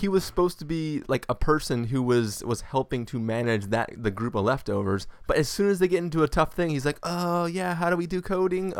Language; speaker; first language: English; native; English